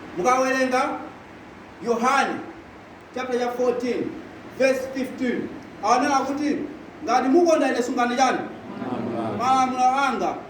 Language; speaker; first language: Nyanja; non-native, local second language; Tumbuka